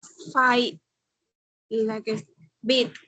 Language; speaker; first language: English; non-native, learner; Spanish